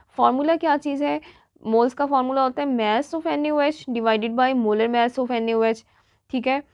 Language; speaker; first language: Urdu; non-native, local second language; Punjabi